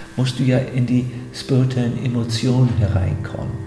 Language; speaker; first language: German; native; German